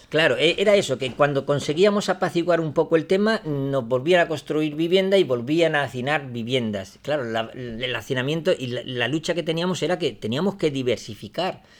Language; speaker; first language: Spanish; native; Spanish